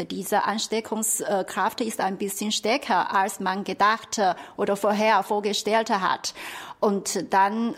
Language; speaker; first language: German; non-native, fluent; Chinese